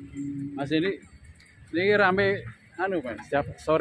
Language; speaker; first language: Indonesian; non-native, local second language; Javanese